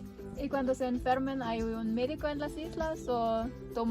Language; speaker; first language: Spanish; non-native, learner; German